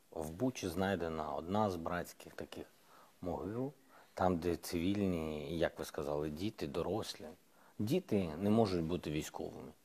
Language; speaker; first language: Ukrainian; non-native, local second language; Russian